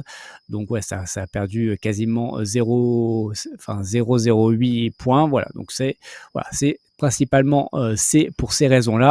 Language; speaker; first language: French; native; French